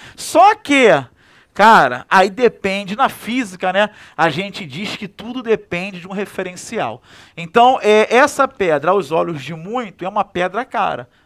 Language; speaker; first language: Portuguese; native; Portuguese